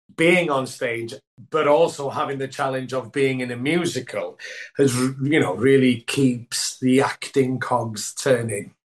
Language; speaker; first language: English; non-native, local second language; Welsh